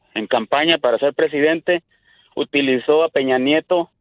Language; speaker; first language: Spanish; native; Spanish